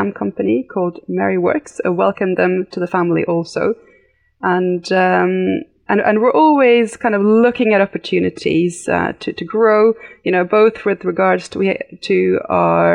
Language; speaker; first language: English; native; English